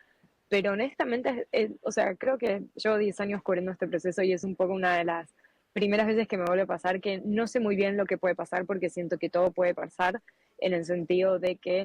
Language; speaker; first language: Spanish; native; Spanish